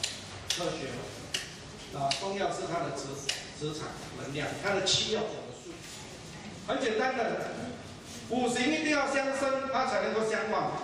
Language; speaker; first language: Chinese; native; Chinese